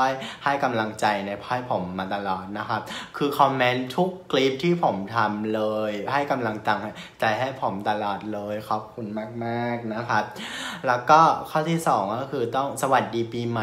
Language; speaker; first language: Thai; non-native, fluent; Vietnamese